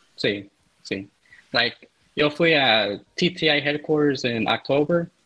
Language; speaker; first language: Spanish; early bilingual, heritage; Spanish